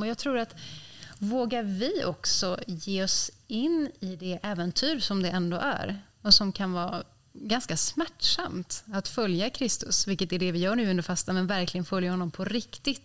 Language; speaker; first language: Swedish; native; Swedish